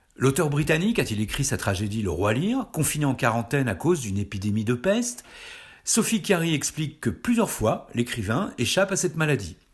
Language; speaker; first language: French; native; French